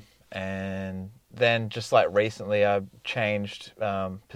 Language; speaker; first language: English; native; English